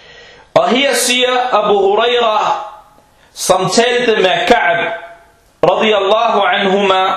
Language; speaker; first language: Danish; non-native, fluent; Arabic